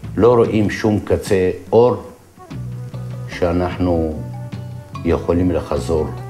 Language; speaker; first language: Hebrew; non-native, local second language; Adyghe